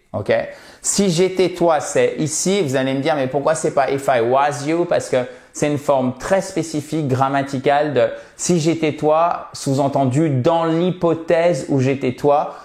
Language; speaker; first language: French; native; French